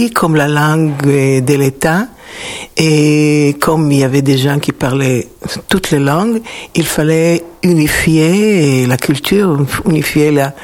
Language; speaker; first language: French; non-native, fluent; Hebrew